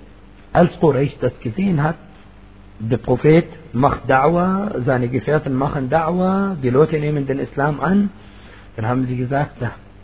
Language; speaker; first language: German; non-native, fluent; Arabic